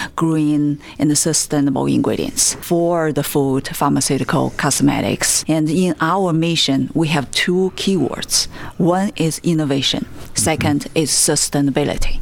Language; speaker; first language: English; non-native, fluent; Chinese